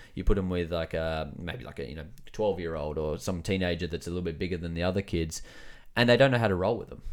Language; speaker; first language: English; native; English